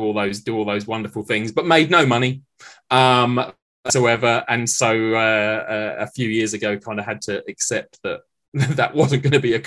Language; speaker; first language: English; native; English